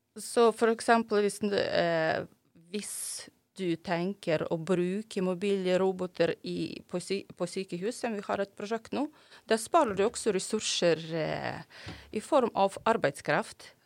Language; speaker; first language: Norwegian; non-native, fluent; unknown